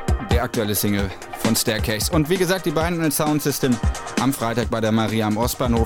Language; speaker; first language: German; native; German